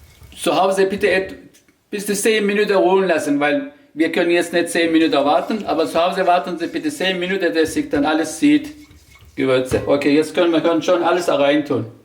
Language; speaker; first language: German; non-native, local second language; Turkish